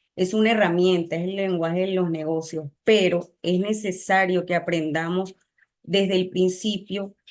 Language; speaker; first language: Spanish; native; Spanish